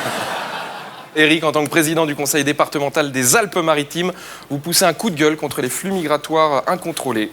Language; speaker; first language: French; native; French